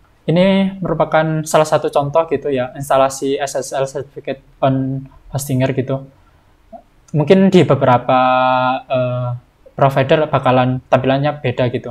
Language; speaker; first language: Indonesian; native; Indonesian